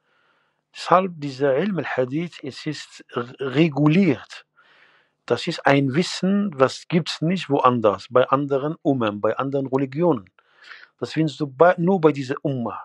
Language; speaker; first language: German; non-native, fluent; Arabic